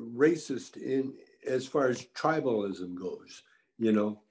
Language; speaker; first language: English; native; English